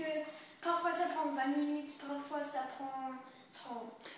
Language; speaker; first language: French; early bilingual, other home language; English